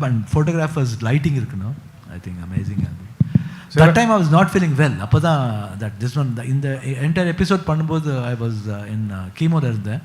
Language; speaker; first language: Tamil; non-native, local second language; Kannada